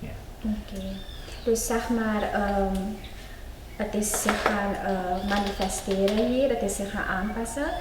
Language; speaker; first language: Dutch; native; Dutch